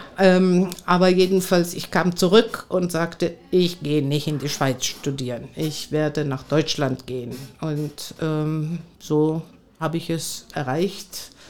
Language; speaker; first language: German; non-native, fluent; Greek